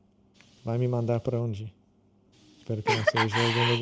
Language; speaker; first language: Portuguese; non-native, fluent; English